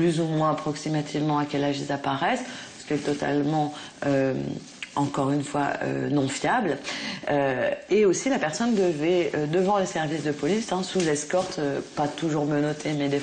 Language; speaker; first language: French; native; French